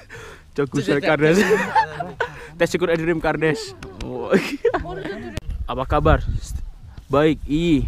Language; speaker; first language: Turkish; non-native, learner; Indonesian